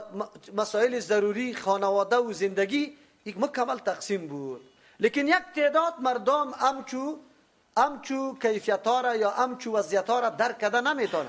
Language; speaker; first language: Persian; native; Persian